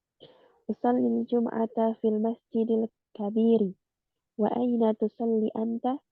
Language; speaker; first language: Arabic; non-native, learner; Indonesian